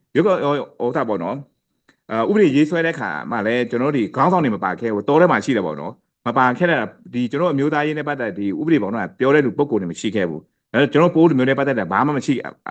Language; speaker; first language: Burmese; non-native, local second language; Pa'o Karen